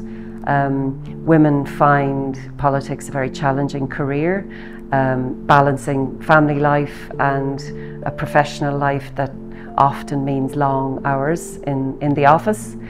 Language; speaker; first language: English; native; English